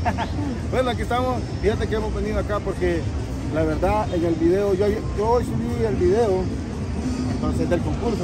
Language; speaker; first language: Spanish; native; Spanish